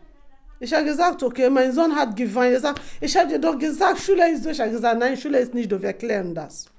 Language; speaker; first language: German; non-native, fluent; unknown